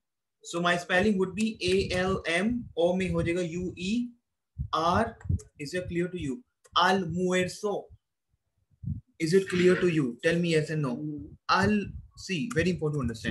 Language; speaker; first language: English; non-native, local second language; Hindi